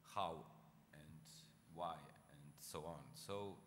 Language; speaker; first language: English; non-native, fluent; Slovenian